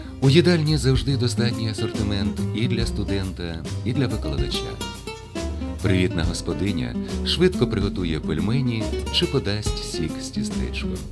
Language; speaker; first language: Ukrainian; native; Ukrainian